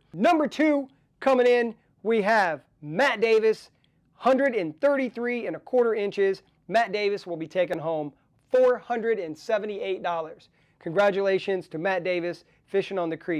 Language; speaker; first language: English; native; English